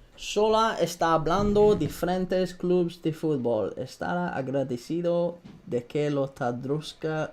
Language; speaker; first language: Spanish; non-native, learner; English